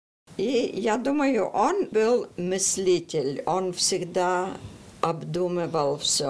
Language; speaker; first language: Russian; early bilingual, heritage; Russian